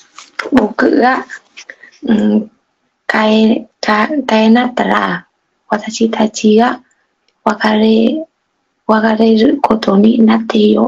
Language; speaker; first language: Japanese; non-native, learner; Vietnamese